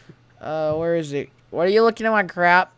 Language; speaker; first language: English; native; English